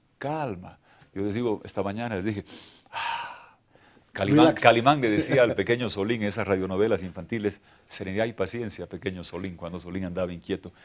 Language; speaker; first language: Spanish; native; Spanish